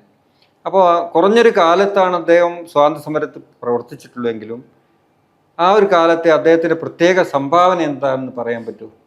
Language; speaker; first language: Malayalam; native; Malayalam